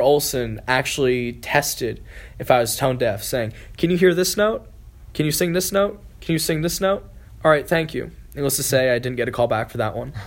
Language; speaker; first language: English; native; English